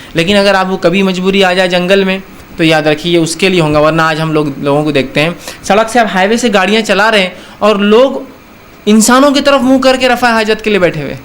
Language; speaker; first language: Urdu; native; Urdu